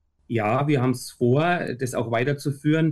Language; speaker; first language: German; native; German